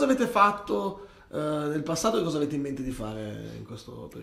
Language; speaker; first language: Italian; native; Italian